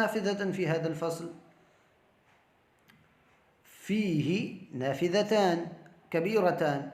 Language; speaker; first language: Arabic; non-native, fluent; Urdu